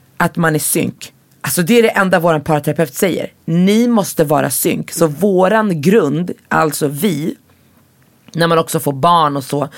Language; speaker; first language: Swedish; early bilingual, other home language; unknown